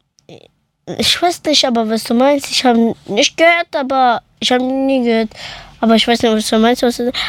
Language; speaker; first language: German; early bilingual, other home language; Persian